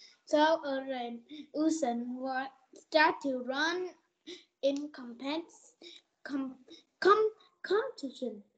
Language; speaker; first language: English; non-native, learner; Vietnamese